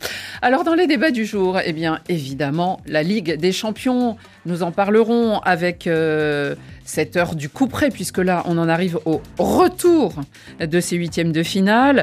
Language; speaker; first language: French; native; French